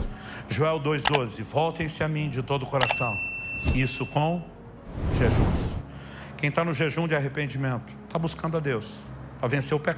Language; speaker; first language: Portuguese; native; Portuguese